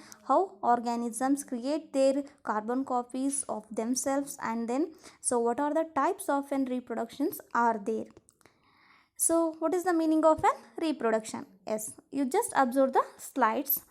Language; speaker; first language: English; non-native, local second language; Kannada